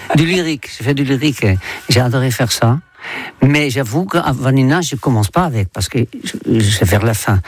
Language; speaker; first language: French; non-native, fluent; Dutch